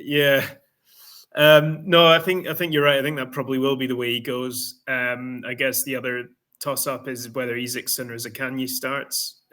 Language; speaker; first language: English; native; English